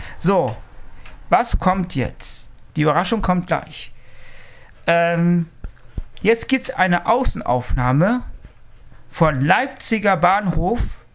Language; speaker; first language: German; native; German